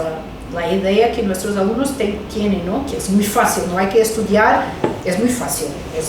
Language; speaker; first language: Spanish; non-native, fluent; Portuguese